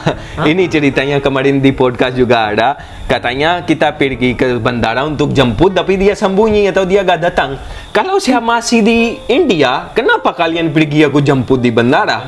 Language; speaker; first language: Indonesian; non-native, fluent; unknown